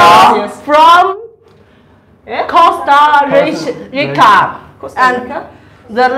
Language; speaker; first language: English; non-native, learner; Chinese